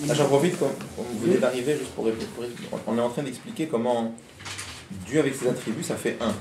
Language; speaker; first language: French; native; French